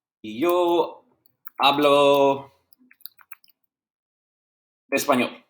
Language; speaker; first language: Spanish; non-native, fluent; English